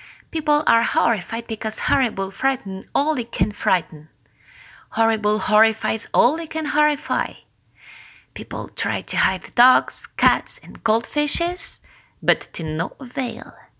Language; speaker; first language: English; non-native, fluent; French